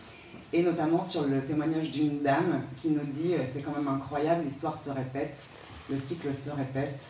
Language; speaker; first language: French; native; French